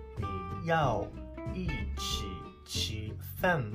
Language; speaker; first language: Chinese; non-native, learner; Japanese